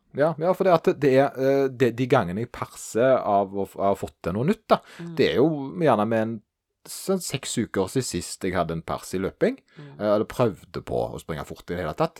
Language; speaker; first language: Norwegian; native; Norwegian